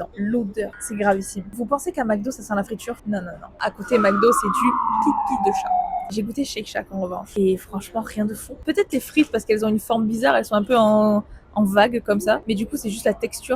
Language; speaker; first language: French; native; French